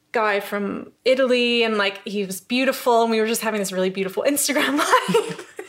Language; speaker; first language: English; native; English